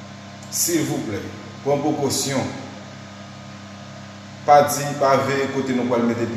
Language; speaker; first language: French; non-native, learner; Haitian Creole